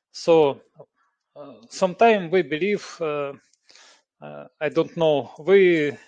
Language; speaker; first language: English; non-native, learner; Russian